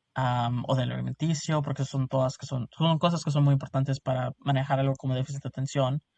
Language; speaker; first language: Spanish; early bilingual, heritage; Spanish